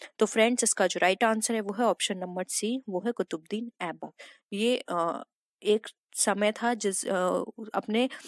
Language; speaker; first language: Hindi; native; Hindi